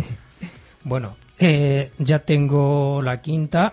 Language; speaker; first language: Spanish; non-native, fluent; Japanese